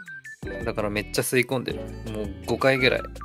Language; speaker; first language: Japanese; native; Japanese